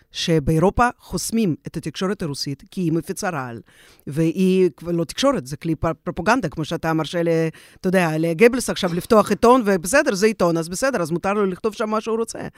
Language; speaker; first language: Hebrew; non-native, fluent; Russian